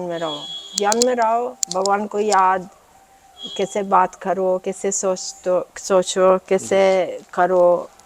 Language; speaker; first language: Hindi; non-native, learner; Italian